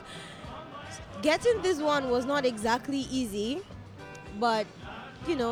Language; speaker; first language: English; non-native, local second language; Hausa